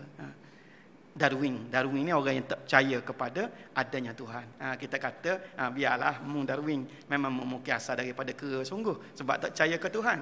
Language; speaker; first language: Malay; native; Malay